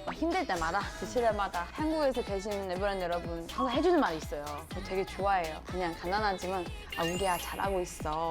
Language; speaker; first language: Korean; non-native, fluent; Chinese